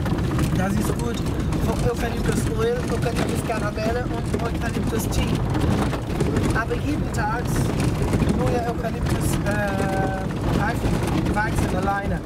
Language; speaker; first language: German; non-native, learner; Portuguese